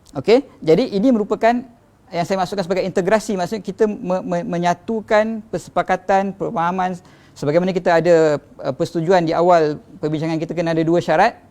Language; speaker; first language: Malay; native; Malay